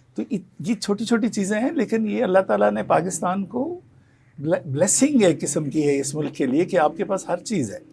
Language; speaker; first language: Urdu; non-native, local second language; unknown